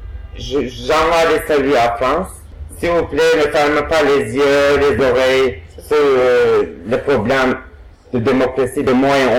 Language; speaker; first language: French; non-native, fluent; Turkish